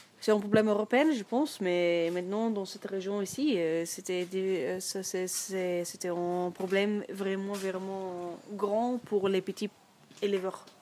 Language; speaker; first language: French; non-native, learner; German